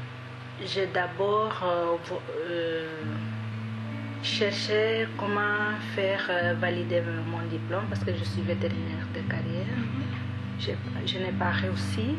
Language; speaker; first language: French; non-native, learner; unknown